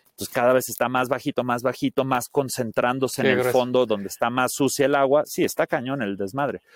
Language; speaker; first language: Spanish; early bilingual, heritage; Spanish